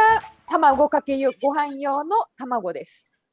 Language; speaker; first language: Japanese; native; Japanese